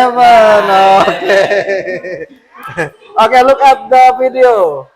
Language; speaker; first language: English; non-native, fluent; Indonesian